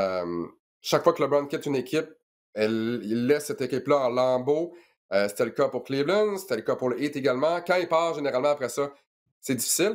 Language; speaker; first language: French; native; French